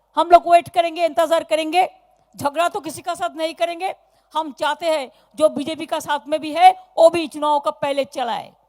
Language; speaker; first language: Hindi; non-native, local second language; Bangla